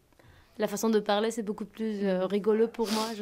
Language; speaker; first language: French; non-native, fluent; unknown